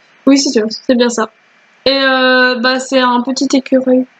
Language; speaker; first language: French; native; French